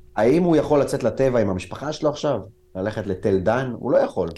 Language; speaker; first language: Hebrew; native; Hebrew